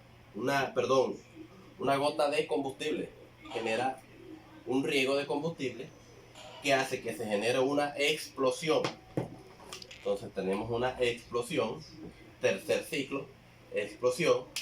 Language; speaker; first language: Spanish; native; Spanish